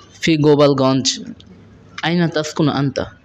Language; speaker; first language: Arabic; non-native, learner; Bangla